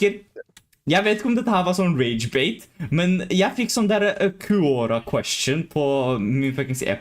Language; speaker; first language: Norwegian; native; Norwegian